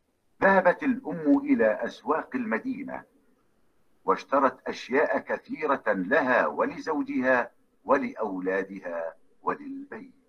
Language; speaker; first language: Arabic; non-native, learner; Indonesian